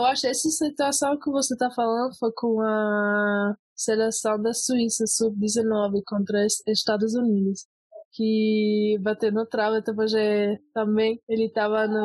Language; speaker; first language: Portuguese; early bilingual, heritage; Portuguese